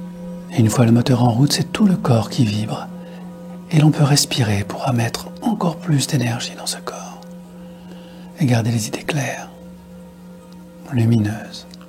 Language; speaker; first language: French; native; French